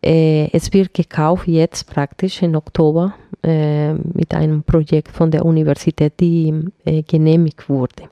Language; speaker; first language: German; non-native, fluent; Spanish